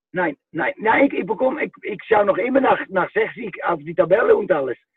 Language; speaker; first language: German; non-native, fluent; Dutch